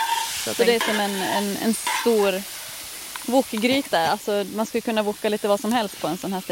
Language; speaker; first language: Swedish; native; Swedish